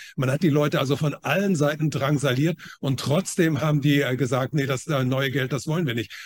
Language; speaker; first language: German; non-native, fluent; Chinese